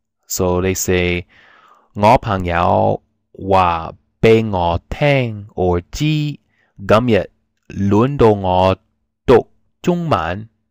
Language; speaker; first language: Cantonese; non-native, fluent; English